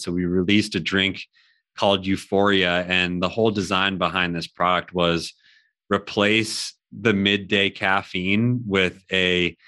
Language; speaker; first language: English; native; English